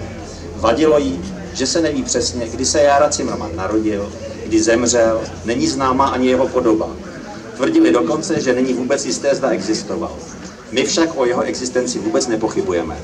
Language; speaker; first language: Czech; native; Czech